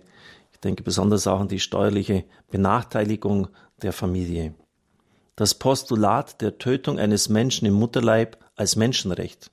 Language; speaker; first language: German; native; German